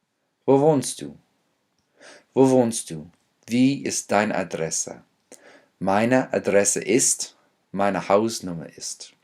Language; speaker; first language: German; non-native, fluent; English